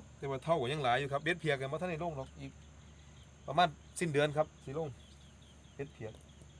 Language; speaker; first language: Thai; native; Thai